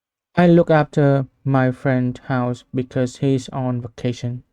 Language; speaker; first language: English; non-native, learner; Vietnamese